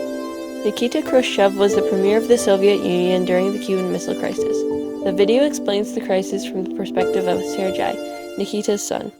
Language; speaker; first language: English; native; English